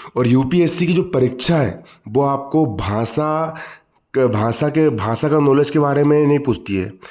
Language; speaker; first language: Hindi; native; Hindi